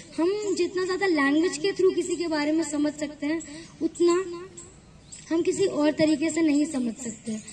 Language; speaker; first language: Hindi; native; Hindi